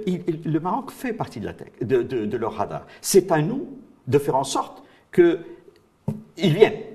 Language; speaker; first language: French; non-native, local second language; Arabic